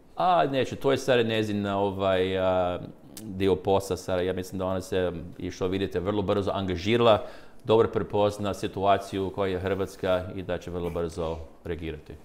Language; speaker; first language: Croatian; early bilingual, heritage; Croatian